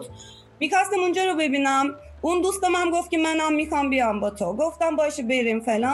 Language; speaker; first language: Persian; non-native, fluent; Turkish